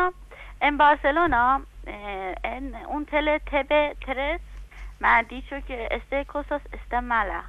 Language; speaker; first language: Spanish; non-native, learner; Persian